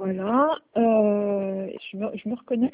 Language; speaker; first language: French; native; French